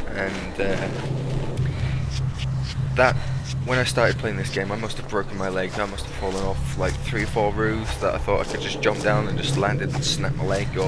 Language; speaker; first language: English; native; English